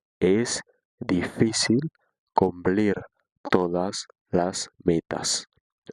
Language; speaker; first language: Spanish; non-native, fluent; Haitian Creole